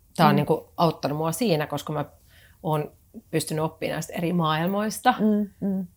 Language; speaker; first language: Finnish; native; Finnish